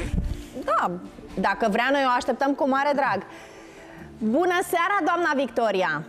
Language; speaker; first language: Romanian; native; Romanian